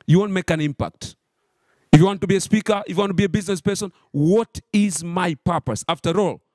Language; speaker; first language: English; non-native, local second language; Swahili